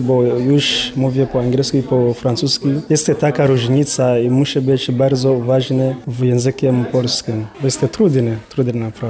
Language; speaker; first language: Polish; non-native, learner; Kinyarwanda